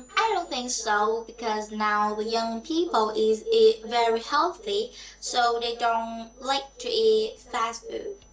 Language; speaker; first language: English; non-native, learner; Vietnamese